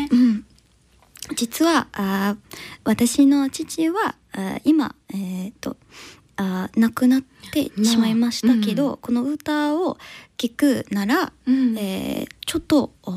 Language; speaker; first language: Japanese; non-native, learner; English